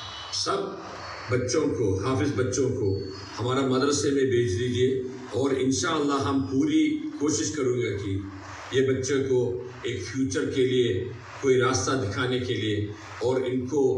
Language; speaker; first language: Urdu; non-native, local second language; Malayalam